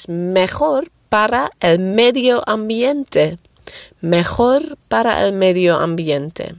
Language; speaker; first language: Spanish; non-native, fluent; Dutch